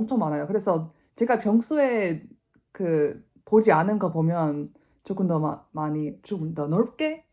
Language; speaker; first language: Korean; non-native, fluent; English